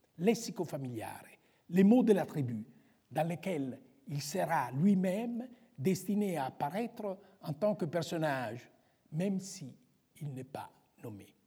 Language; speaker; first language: French; non-native, fluent; Italian